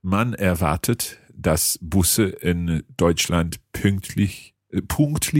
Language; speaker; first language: German; non-native, learner; English